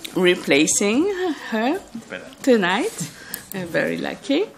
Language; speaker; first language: English; non-native, fluent; French